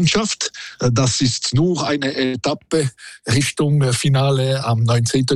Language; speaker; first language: German; non-native, local second language; French